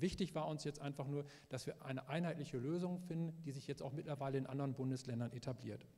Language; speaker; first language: German; native; German